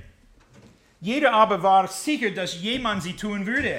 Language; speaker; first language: German; non-native, fluent; English